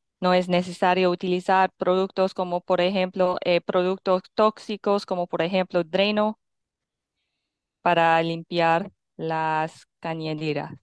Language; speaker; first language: Spanish; non-native, fluent; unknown